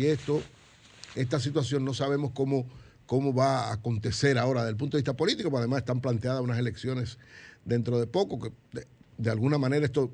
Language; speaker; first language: Spanish; native; Spanish